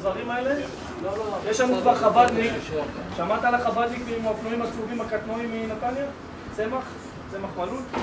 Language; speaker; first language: Hebrew; native; Hebrew